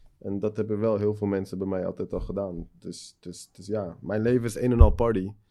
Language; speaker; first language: Dutch; early bilingual, other home language; Persian